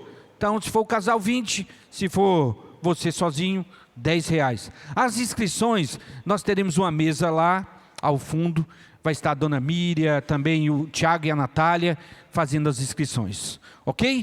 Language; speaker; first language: Portuguese; native; Portuguese